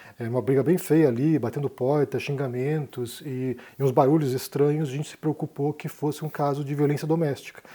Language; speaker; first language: Portuguese; native; Portuguese